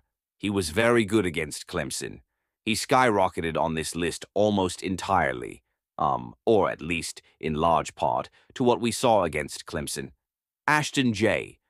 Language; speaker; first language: English; native; English